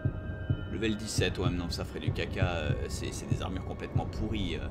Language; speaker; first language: French; native; French